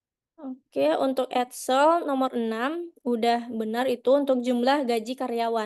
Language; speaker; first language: Indonesian; native; Indonesian